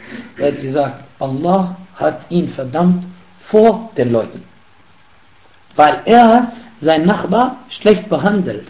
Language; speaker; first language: German; non-native, fluent; Arabic